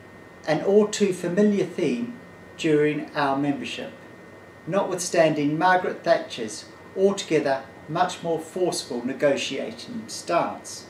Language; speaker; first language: English; native; English